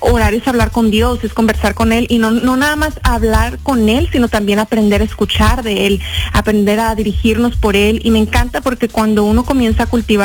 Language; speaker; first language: Spanish; early bilingual, heritage; Spanish